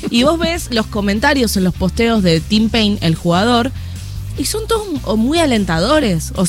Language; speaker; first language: Spanish; native; Spanish